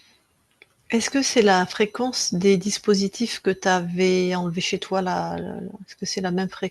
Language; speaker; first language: French; native; French